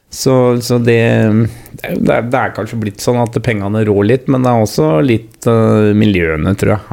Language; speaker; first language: Norwegian; native; Norwegian